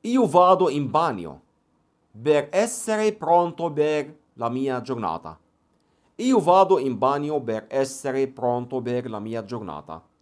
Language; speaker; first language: Italian; non-native, fluent; Arabic